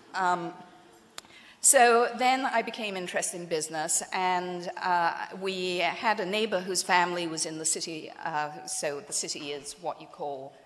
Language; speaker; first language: English; native; English